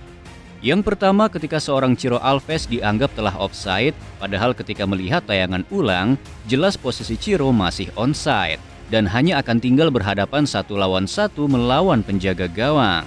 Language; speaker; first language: Indonesian; native; Indonesian